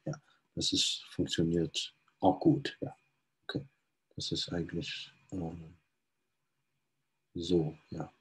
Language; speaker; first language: German; non-native, fluent; Chinese